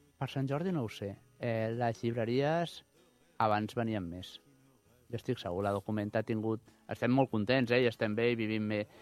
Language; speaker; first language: Catalan; native; Catalan